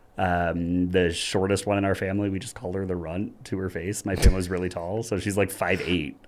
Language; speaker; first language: English; early bilingual, other home language; German